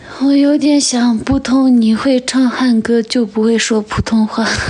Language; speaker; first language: Chinese; non-native, local second language; Tibetan